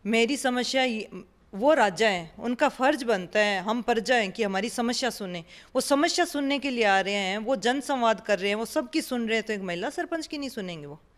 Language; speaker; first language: Hindi; native; Hindi